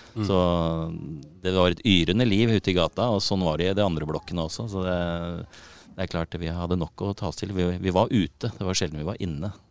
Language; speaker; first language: Norwegian; native; Norwegian